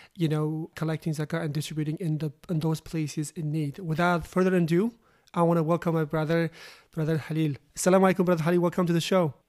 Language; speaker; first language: English; non-native, fluent; Uzbek